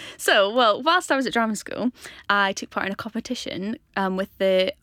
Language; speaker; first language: English; native; English